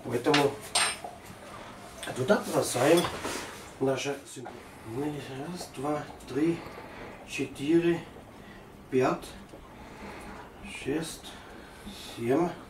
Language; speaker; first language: Russian; non-native, learner; German